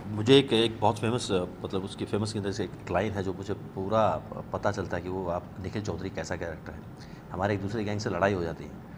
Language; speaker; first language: Hindi; native; Hindi